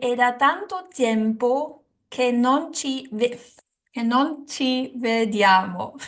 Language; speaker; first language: Italian; non-native, learner; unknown